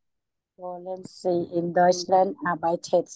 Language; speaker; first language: German; non-native, learner; Lao